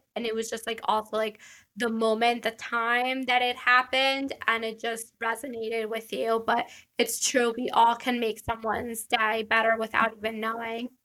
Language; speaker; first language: English; early bilingual, other home language; Italian